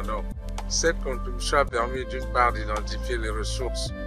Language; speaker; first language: French; non-native, fluent; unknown